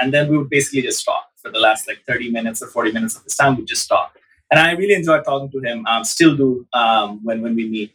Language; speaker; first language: English; non-native, local second language; Bangla